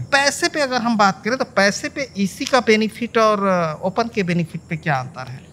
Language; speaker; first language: Hindi; native; Hindi